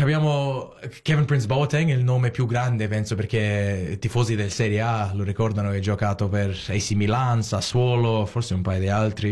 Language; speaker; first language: Italian; early bilingual, heritage; Italian